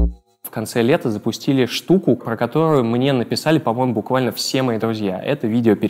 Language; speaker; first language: Russian; native; Russian